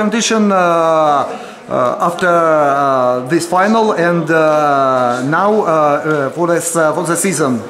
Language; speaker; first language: English; non-native, learner; Russian